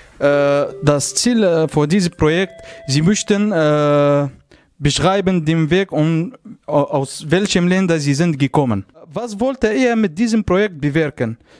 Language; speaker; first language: German; non-native, learner; Arabic